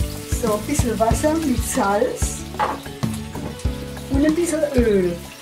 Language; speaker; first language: German; native; German